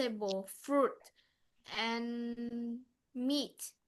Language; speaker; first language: English; non-native, learner; Vietnamese